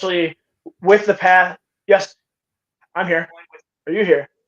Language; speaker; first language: English; native; English